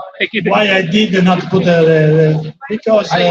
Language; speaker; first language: English; non-native, fluent; Italian